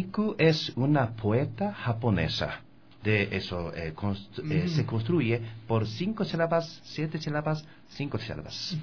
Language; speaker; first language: Spanish; non-native, learner; Japanese